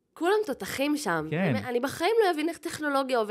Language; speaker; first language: Hebrew; native; Hebrew